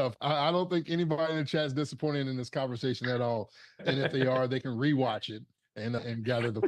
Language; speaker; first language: English; native; English